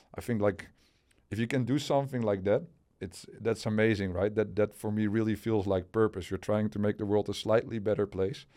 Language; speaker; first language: English; non-native, fluent; Dutch